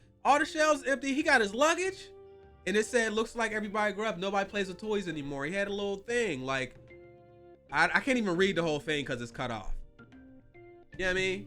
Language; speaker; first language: English; native; English